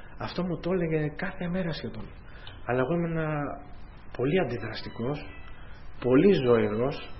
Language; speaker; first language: Greek; early bilingual, heritage; Greek